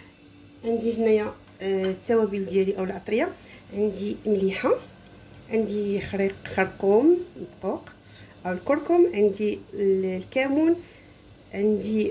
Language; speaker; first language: Arabic; native; Arabic